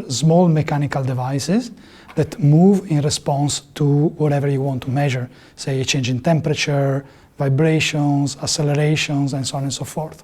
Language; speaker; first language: English; non-native, fluent; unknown